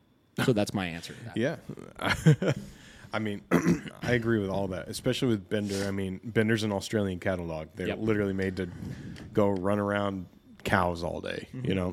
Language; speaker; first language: English; native; English